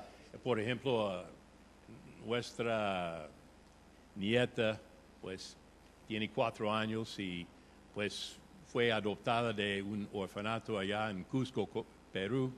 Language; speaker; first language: Spanish; non-native, fluent; English